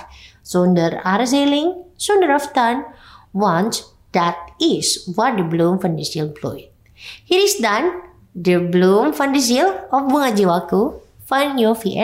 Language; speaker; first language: Dutch; non-native, fluent; Indonesian